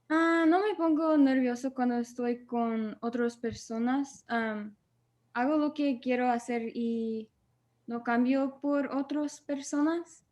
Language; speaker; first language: Spanish; non-native, learner; English